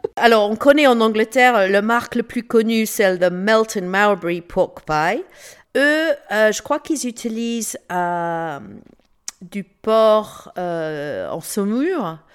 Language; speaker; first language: French; non-native, fluent; English